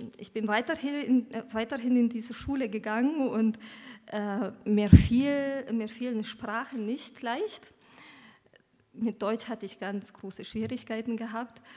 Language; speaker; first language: German; early bilingual, other home language; Romanian